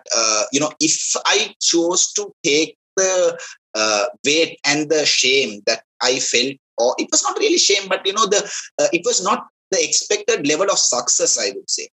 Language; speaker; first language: English; non-native, local second language; Sinhala